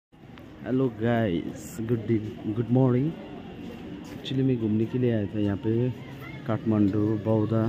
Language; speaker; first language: Hindi; non-native, local second language; Nepali